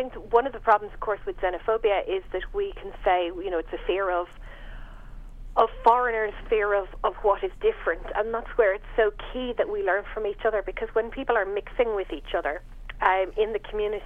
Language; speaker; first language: English; native; English